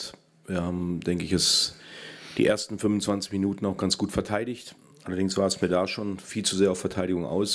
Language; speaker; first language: German; native; German